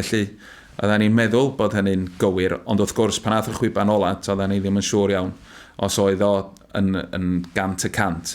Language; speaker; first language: Welsh; native; Welsh